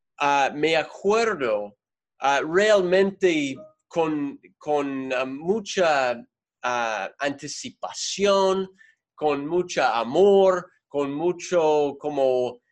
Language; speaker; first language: Spanish; non-native, fluent; English